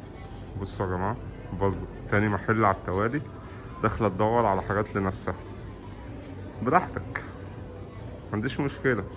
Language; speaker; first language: Arabic; native; Arabic